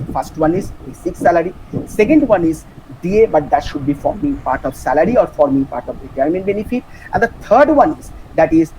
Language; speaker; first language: English; non-native, local second language; Bangla